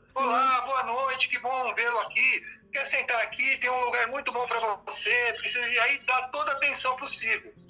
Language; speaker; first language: Portuguese; native; Portuguese